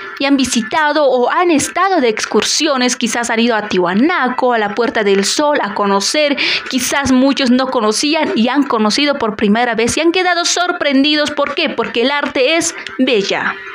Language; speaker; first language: Spanish; native; Spanish